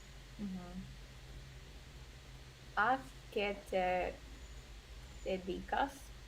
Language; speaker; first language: Spanish; non-native, learner; Russian